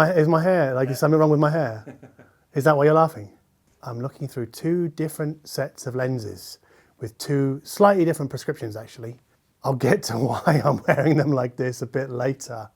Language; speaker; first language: English; native; English